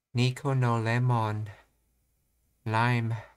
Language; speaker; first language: Japanese; non-native, learner; English